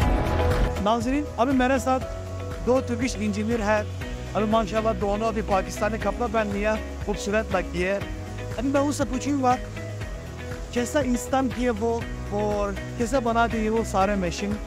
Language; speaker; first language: Hindi; non-native, learner; Turkish